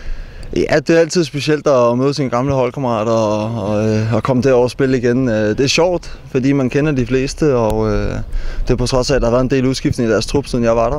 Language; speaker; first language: Danish; native; Danish